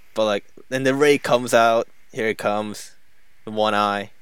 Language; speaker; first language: English; non-native, fluent; Korean